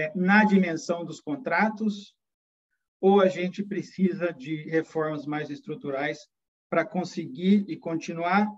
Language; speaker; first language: Portuguese; native; Portuguese